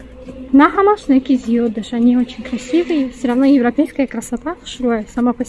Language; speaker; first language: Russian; non-native, local second language; Tajik